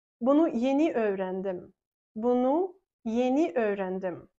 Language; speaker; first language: Turkish; non-native, fluent; Russian